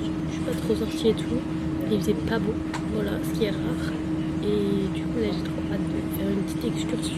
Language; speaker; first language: French; native; French